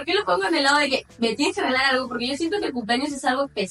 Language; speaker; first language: Spanish; native; Spanish